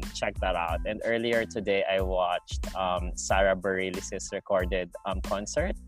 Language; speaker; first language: English; non-native, local second language; Filipino